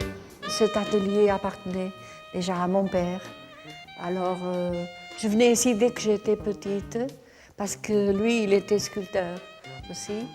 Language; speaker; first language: French; non-native, fluent; Portuguese